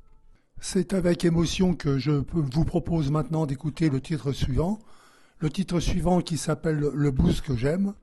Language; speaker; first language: French; native; French